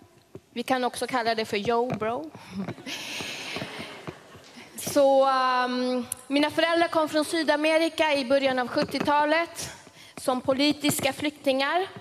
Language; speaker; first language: Swedish; early bilingual, other home language; Spanish